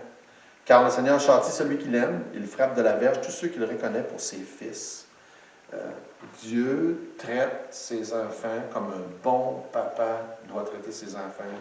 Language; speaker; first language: French; native; French